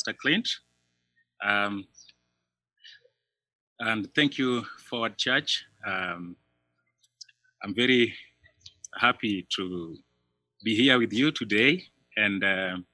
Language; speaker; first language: English; non-native, local second language; Luo (Kenya and Tanzania)